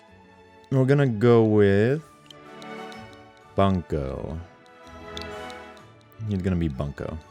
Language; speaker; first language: English; native; English